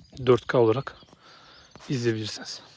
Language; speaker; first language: Turkish; native; Turkish